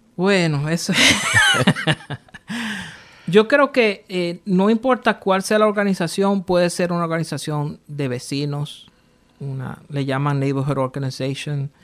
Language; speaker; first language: Spanish; early bilingual, heritage; Spanish